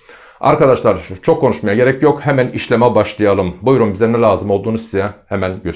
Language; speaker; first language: Turkish; native; Turkish